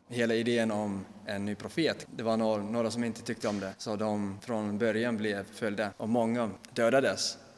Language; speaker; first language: Swedish; non-native, local second language; Finnish